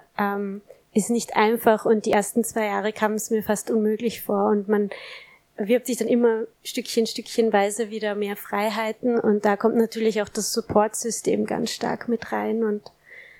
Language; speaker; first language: German; native; German